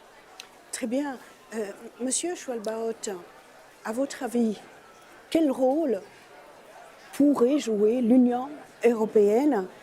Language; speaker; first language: French; native; French